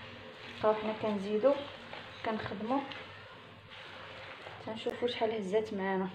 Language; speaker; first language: Arabic; native; Arabic